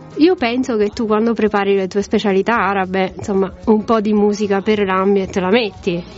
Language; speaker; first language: Italian; native; Italian